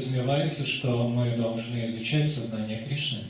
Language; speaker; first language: Russian; native; Russian